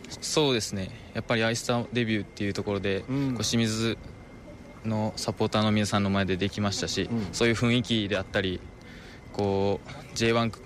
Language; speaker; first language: Japanese; native; Japanese